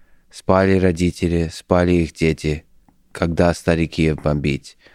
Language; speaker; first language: Russian; native; Russian